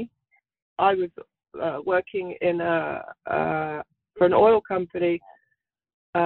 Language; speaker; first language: English; native; English